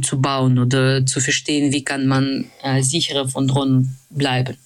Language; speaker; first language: German; non-native, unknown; Russian